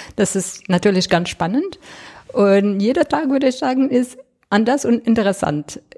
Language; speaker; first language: German; non-native, fluent; French